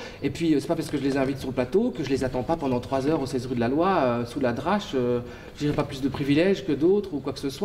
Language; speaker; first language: French; native; French